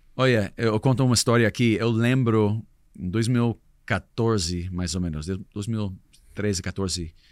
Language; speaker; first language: Portuguese; non-native, fluent; English